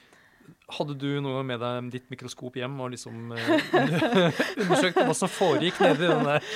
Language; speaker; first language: Norwegian; native; Norwegian